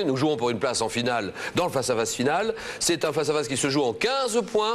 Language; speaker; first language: French; native; French